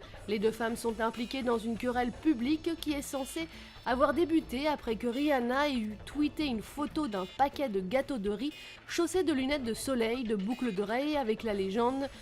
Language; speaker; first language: French; native; French